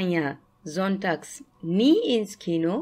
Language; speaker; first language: German; non-native, fluent; Turkish